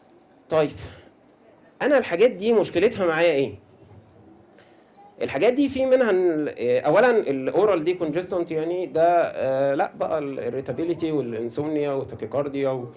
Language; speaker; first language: Arabic; native; Arabic